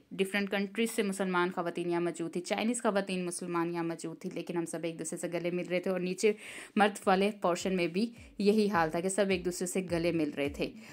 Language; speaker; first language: Urdu; native; Urdu